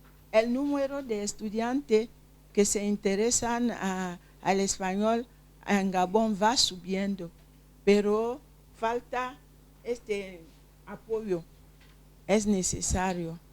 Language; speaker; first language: Spanish; non-native, fluent; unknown